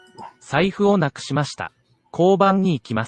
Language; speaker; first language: Japanese; non-native, learner; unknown